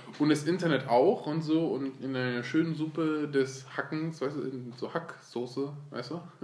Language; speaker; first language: German; early bilingual, other home language; Turkish